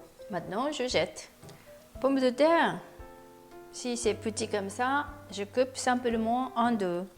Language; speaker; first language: French; non-native, fluent; Japanese